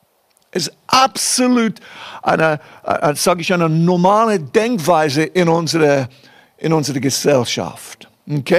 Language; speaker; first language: German; non-native, fluent; English